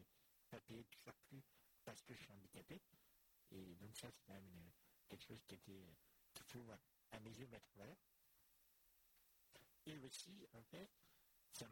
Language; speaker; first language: French; native; French